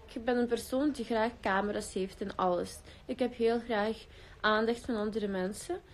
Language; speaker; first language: Dutch; early bilingual, other home language; Russian